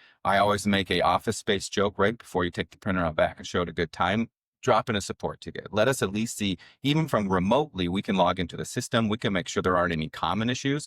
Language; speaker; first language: English; native; English